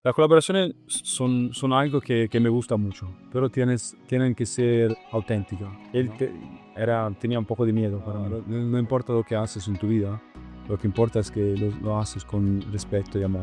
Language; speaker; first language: Spanish; non-native, learner; Italian